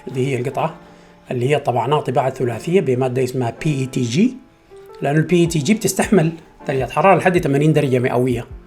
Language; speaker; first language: Arabic; native; Arabic